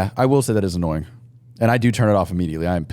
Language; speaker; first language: English; native; English